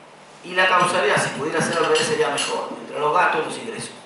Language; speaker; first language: Spanish; native; Spanish